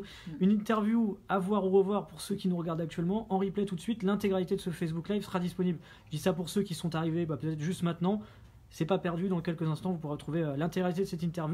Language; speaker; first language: French; native; French